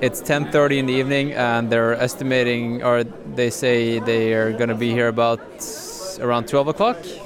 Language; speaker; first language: English; non-native, fluent; Norwegian